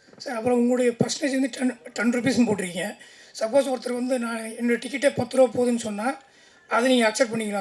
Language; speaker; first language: Tamil; native; Tamil